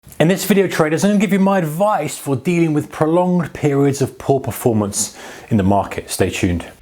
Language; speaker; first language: English; native; English